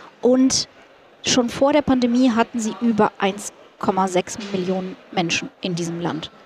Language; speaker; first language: German; early bilingual, other home language; Russian